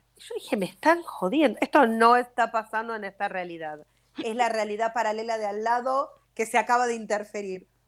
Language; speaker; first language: Spanish; native; Spanish